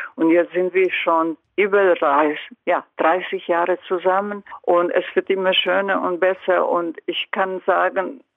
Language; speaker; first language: German; non-native, fluent; Croatian